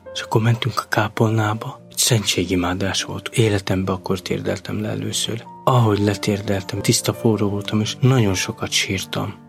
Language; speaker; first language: Hungarian; non-native, local second language; Romany